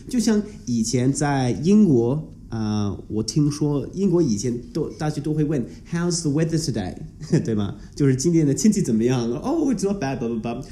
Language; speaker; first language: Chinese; non-native, fluent; English